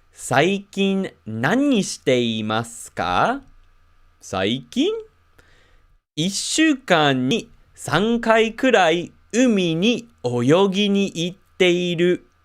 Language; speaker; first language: Japanese; non-native, fluent; English